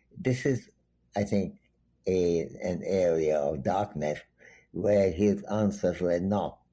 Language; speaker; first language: English; non-native, local second language; Bangla